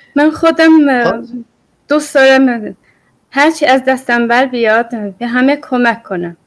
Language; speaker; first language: Persian; native; Persian